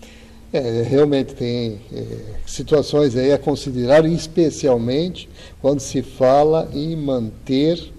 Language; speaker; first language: Portuguese; native; Portuguese